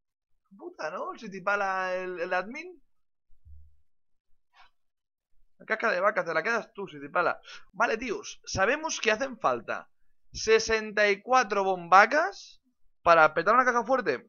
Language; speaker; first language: Spanish; native; Spanish